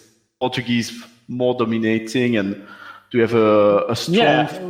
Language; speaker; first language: English; non-native, fluent; French